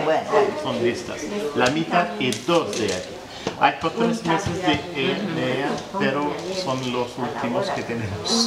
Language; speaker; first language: Spanish; non-native, learner; French